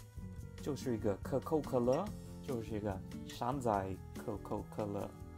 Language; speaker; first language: Chinese; non-native, fluent; English